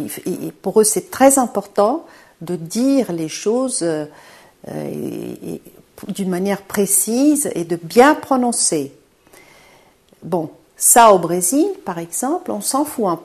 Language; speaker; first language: French; non-native, fluent; Portuguese